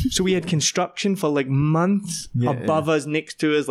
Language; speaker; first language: English; native; English